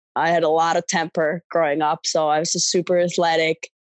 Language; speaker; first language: English; non-native, fluent; Finnish